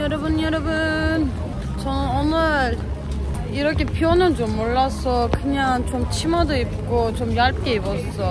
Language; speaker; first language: Korean; non-native, fluent; Turkish